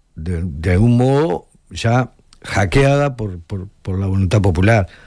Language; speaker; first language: Spanish; native; Spanish